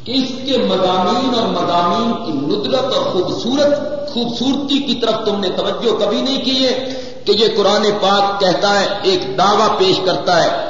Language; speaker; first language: Urdu; non-native, local second language; Punjabi